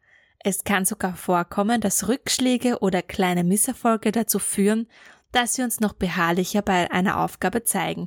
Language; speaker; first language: German; native; German